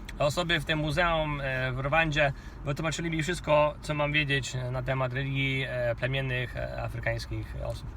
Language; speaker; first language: Polish; non-native, fluent; Kinyarwanda